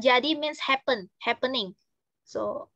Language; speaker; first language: English; non-native, fluent; Indonesian